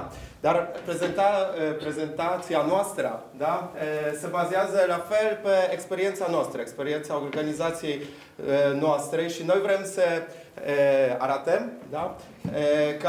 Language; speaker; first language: Romanian; non-native, fluent; Polish